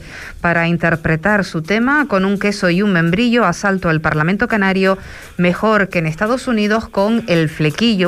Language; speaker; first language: Spanish; native; Spanish